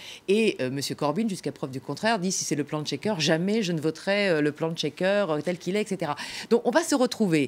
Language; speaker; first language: French; native; French